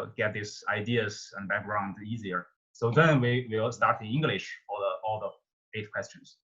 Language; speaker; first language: English; non-native, fluent; Chinese